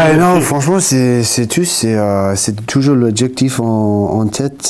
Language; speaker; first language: French; non-native, fluent; English